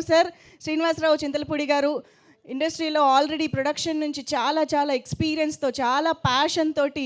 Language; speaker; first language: Telugu; native; Telugu